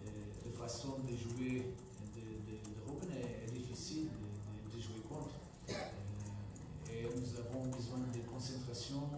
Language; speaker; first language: French; non-native, fluent; Portuguese